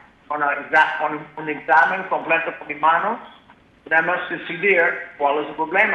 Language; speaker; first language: Spanish; non-native, learner; English